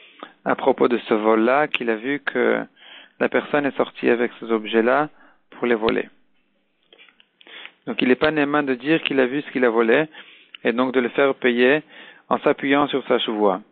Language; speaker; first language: French; native; French